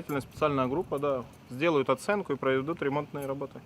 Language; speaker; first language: Russian; native; Russian